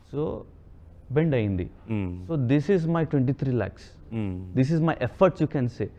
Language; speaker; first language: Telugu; non-native, local second language; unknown